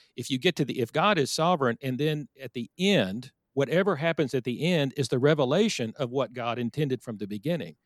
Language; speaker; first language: English; native; English